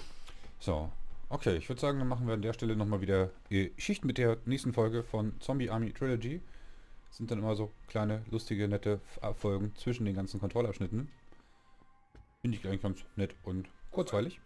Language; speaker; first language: German; native; German